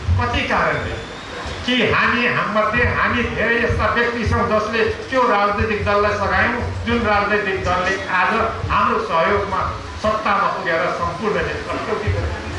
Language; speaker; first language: Nepali; non-native, local second language; Newari